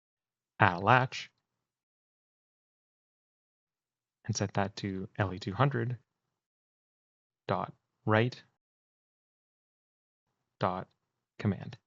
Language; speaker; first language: English; native; English